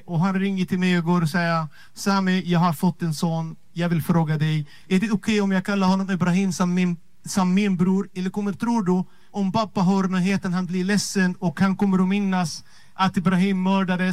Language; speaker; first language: Swedish; non-native, fluent; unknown